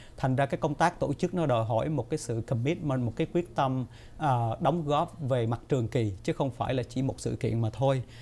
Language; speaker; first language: Vietnamese; early bilingual, heritage; Vietnamese